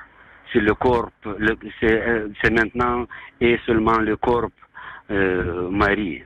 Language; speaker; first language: French; non-native, learner; Lithuanian